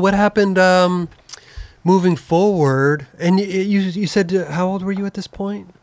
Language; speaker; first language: English; native; English